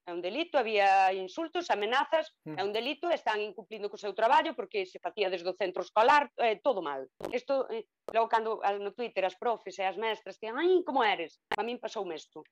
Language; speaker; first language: Galician; native; Galician